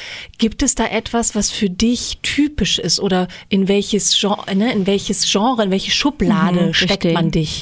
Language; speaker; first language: German; native; German